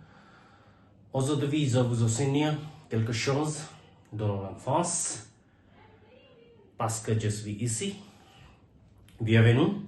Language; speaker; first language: French; non-native, learner; Hindi